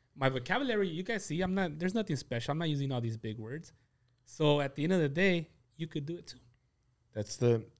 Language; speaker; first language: English; early bilingual, other home language; Spanish